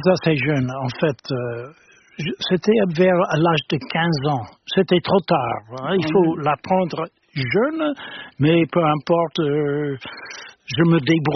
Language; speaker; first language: French; non-native, fluent; English